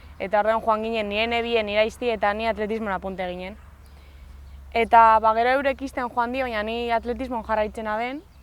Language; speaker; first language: Basque; native; Basque